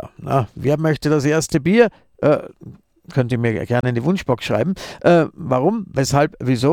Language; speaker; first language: German; native; German